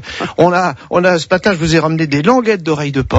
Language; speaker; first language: French; native; French